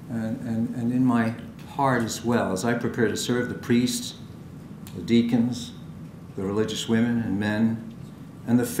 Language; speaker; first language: English; native; English